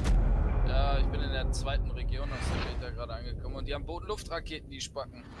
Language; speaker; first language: German; native; German